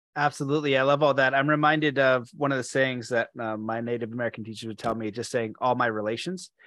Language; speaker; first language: English; native; English